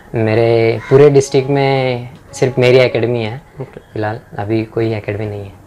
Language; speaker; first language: Hindi; non-native, local second language; Marathi